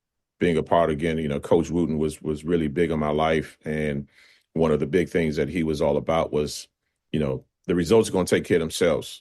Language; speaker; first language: English; native; English